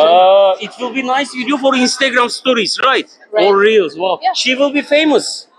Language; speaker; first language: English; non-native, learner; Turkish